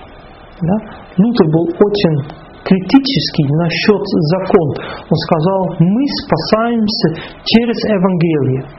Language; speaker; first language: Russian; non-native, fluent; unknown